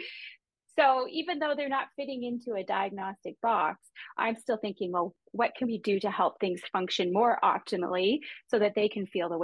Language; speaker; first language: English; native; English